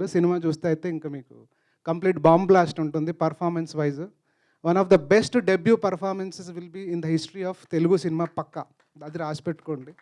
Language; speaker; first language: Telugu; native; Telugu